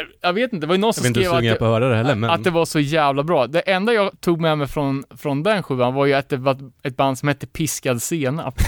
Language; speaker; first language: Swedish; native; Swedish